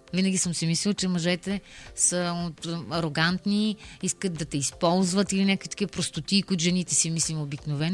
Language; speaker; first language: Bulgarian; native; Bulgarian